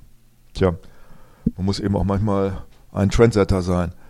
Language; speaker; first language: German; native; German